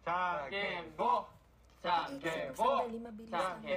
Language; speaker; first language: Japanese; non-native, learner; Korean